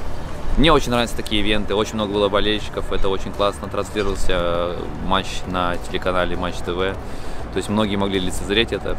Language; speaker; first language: Russian; native; Russian